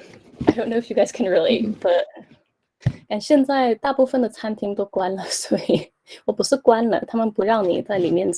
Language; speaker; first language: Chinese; early bilingual, heritage; Chinese